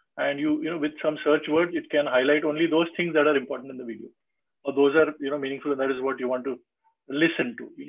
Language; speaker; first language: English; non-native, local second language; Marathi